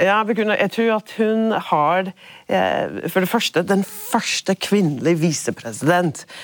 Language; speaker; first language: Norwegian; non-native, fluent; English